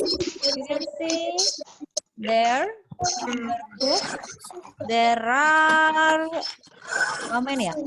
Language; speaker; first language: English; non-native, fluent; Indonesian